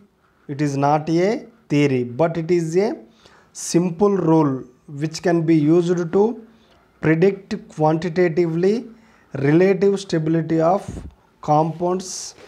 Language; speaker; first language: English; non-native, local second language; Telugu